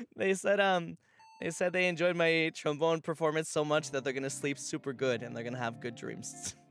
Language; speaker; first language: English; native; English